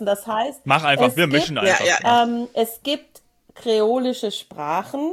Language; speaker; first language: German; native; German